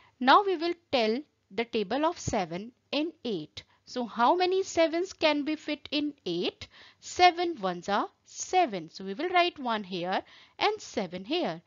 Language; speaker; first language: English; non-native, local second language; Hindi